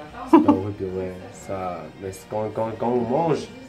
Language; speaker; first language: French; non-native, learner; Chinese